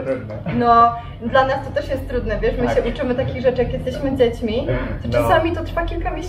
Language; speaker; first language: Polish; native; Polish